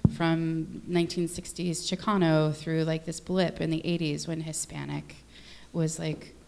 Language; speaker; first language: English; native; English